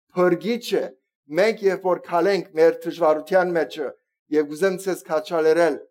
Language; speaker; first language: Armenian; early bilingual, heritage; Armenian